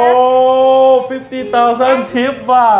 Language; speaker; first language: English; non-native, learner; Thai